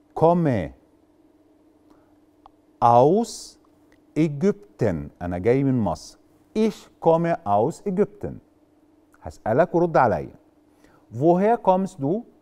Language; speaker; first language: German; non-native, fluent; Arabic